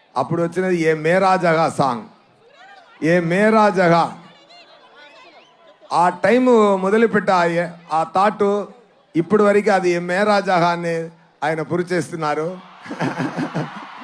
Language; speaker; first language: Telugu; non-native, learner; Tamil